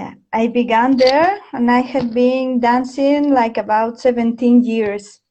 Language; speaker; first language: English; non-native, fluent; Spanish